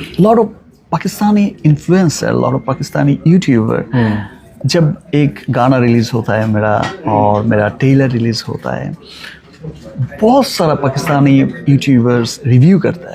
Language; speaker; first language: Hindi; non-native, learner; Bangla